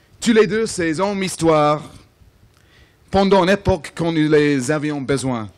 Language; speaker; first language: French; non-native, fluent; English